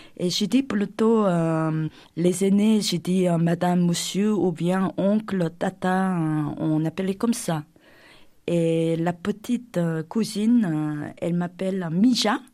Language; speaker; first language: French; non-native, fluent; Korean